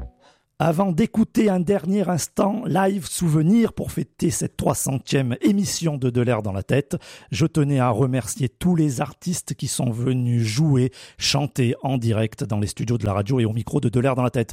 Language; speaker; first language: French; native; French